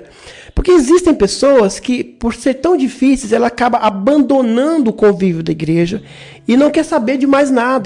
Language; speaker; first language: Portuguese; native; Portuguese